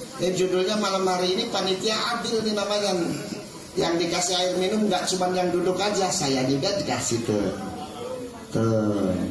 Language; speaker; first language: Indonesian; non-native, local second language; Javanese